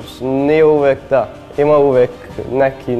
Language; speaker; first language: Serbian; early bilingual, heritage; English